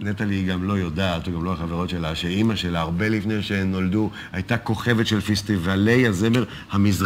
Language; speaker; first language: Hebrew; native; Hebrew